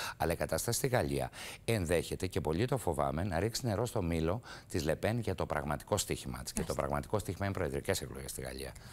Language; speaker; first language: Greek; native; Greek